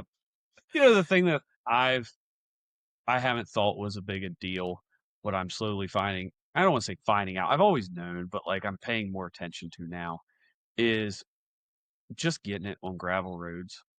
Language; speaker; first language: English; native; English